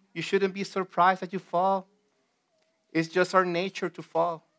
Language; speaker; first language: English; non-native, fluent; Spanish